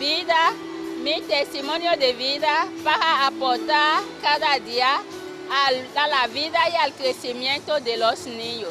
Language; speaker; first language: Spanish; non-native, fluent; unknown